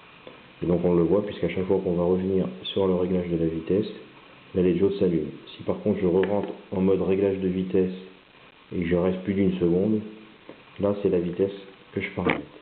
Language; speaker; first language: French; native; French